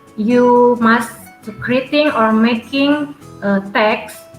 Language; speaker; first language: English; non-native, learner; Indonesian